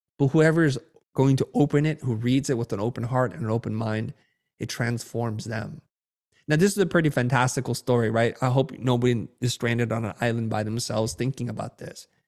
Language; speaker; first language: English; early bilingual, other home language; Vietnamese